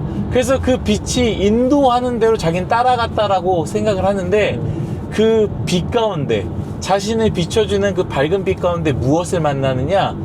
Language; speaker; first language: Korean; native; Korean